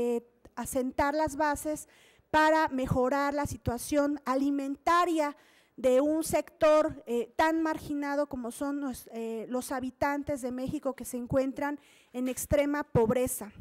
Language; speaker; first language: Spanish; native; Spanish